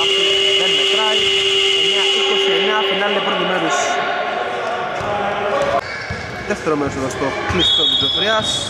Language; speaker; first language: Greek; native; Greek